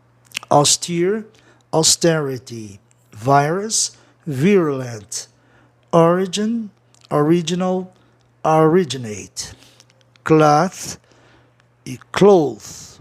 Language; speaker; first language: English; non-native, fluent; Portuguese